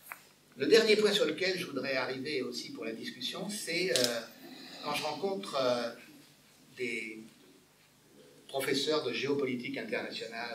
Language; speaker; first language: French; native; French